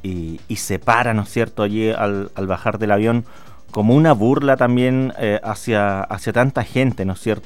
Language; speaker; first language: Spanish; native; Spanish